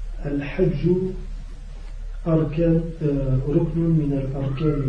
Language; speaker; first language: Arabic; non-native, learner; French